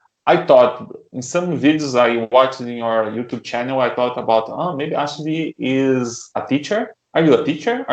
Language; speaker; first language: English; non-native, learner; Portuguese